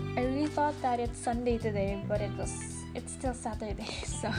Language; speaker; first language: English; non-native, local second language; Cebuano